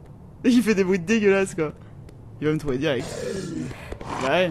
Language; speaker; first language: French; native; French